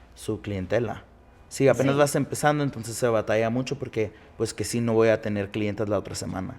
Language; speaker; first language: Spanish; early bilingual, heritage; Spanish